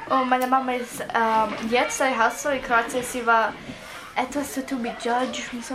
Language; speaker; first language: German; early bilingual, other home language; Croatian